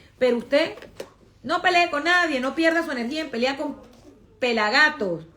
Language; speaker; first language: Spanish; native; Spanish